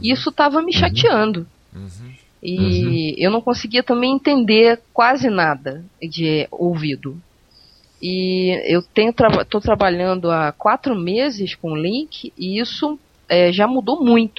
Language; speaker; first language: Portuguese; native; Portuguese